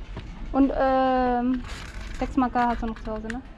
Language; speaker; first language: German; non-native, learner; Filipino